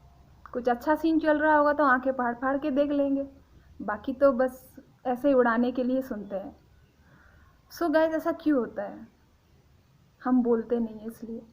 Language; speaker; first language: Hindi; non-native, local second language; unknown